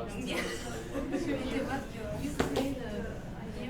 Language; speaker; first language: English; non-native, learner; Japanese